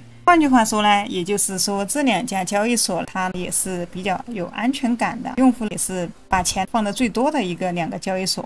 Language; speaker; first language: Chinese; native; Chinese